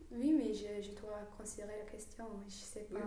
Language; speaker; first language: French; non-native, learner; English